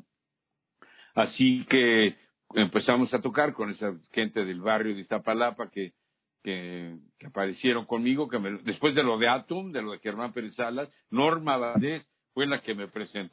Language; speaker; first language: Spanish; native; Spanish